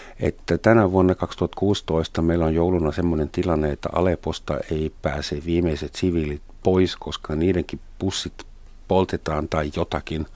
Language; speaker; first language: Finnish; non-native, fluent; German